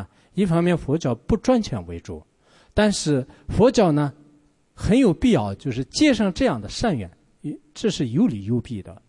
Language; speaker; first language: Chinese; non-native, local second language; Tibetan